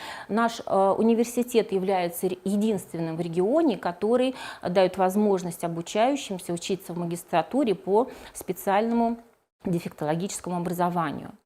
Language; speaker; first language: Russian; native; Russian